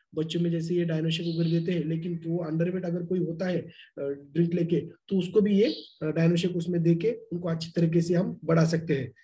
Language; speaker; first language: Hindi; non-native, local second language; Marathi